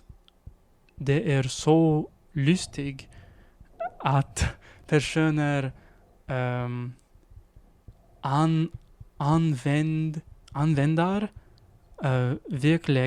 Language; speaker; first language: Swedish; non-native, learner; English